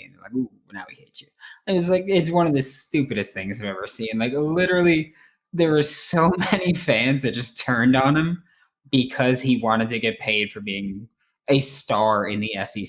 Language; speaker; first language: English; native; English